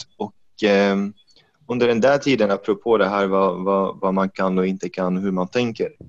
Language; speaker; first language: Swedish; non-native, fluent; Arabic